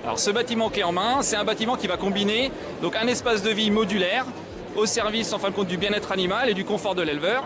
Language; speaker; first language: French; native; French